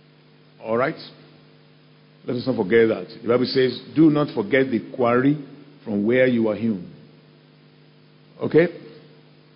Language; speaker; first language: English; non-native, local second language; Yoruba